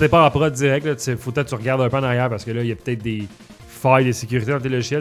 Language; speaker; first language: French; native; French